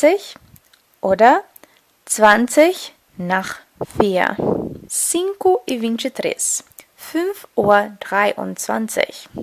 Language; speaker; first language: German; non-native, fluent; Portuguese